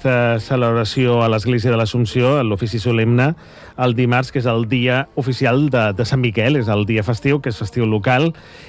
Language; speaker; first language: Catalan; native; Catalan